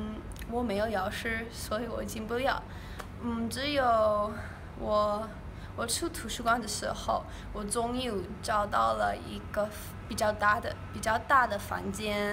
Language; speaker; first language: Chinese; non-native, learner; English